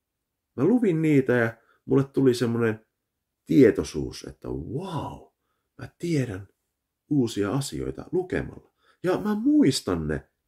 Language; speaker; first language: Finnish; early bilingual, heritage; Finnish